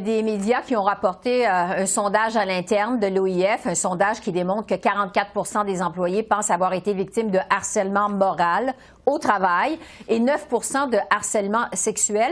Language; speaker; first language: French; native; French